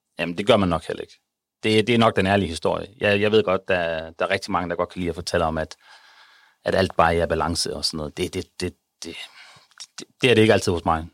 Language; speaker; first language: Danish; native; Danish